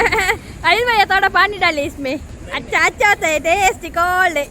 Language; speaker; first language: Hindi; non-native, local second language; Tulu